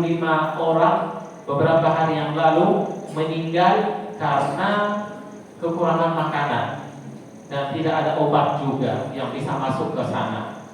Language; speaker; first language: Indonesian; non-native, fluent; Arabic